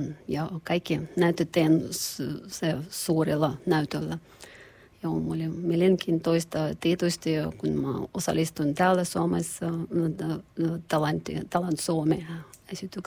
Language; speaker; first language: Finnish; non-native, learner; Russian